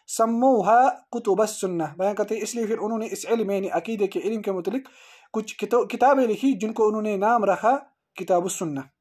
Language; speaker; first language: Urdu; native; Urdu